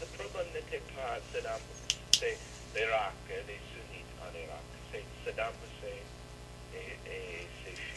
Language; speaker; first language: French; non-native, learner; English